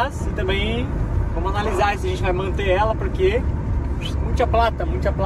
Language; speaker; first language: Portuguese; native; Portuguese